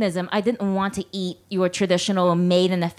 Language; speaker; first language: English; non-native, local second language; Cantonese